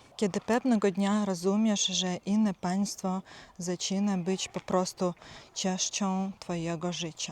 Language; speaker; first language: Polish; non-native, fluent; Ukrainian